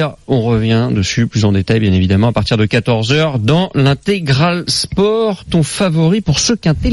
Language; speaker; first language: French; native; French